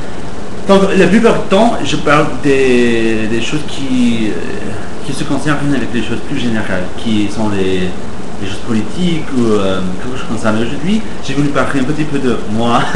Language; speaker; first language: French; non-native, fluent; English